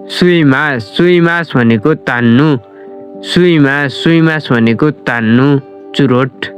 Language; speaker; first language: Nepali; native; Nepali